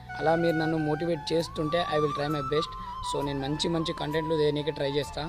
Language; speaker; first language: Telugu; non-native, local second language; Urdu